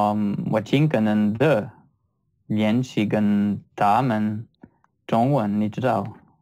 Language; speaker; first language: Chinese; non-native, learner; French